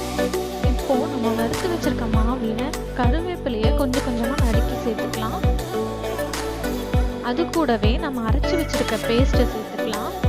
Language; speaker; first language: Tamil; native; Tamil